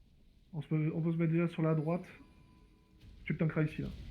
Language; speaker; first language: French; native; French